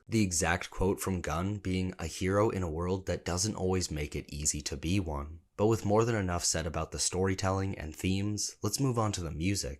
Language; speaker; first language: English; native; English